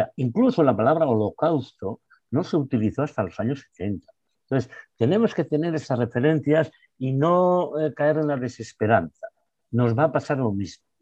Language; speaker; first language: Spanish; non-native, local second language; Basque